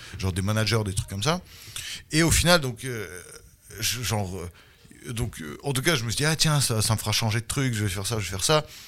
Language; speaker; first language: French; early bilingual, other home language; Russian